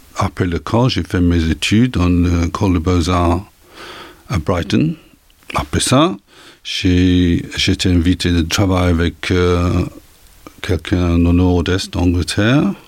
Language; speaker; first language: French; non-native, learner; English